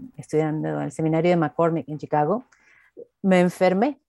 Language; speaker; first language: Spanish; native; Spanish